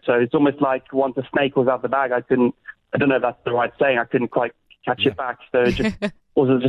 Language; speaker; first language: English; native; English